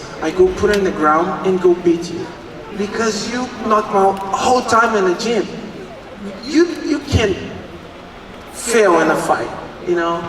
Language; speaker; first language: English; non-native, learner; Portuguese